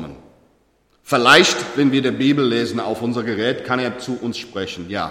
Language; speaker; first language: German; non-native, learner; English